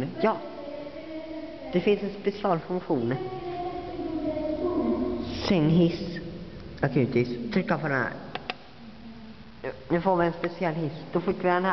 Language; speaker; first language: Swedish; native; Swedish